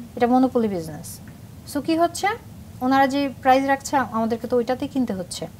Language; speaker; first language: Bangla; native; Bangla